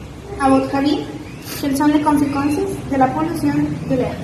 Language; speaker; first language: French; non-native, learner; Spanish